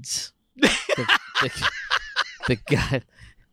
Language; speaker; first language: English; native; English